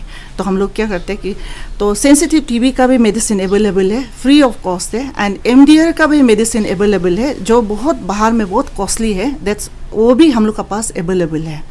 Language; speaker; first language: Hindi; non-native, local second language; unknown